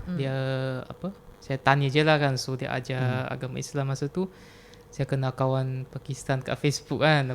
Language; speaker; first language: Malay; non-native, local second language; Chinese